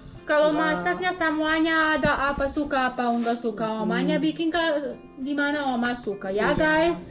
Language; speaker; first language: Indonesian; non-native, learner; Serbian